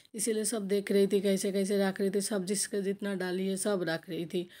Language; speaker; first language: Hindi; non-native, local second language; Bangla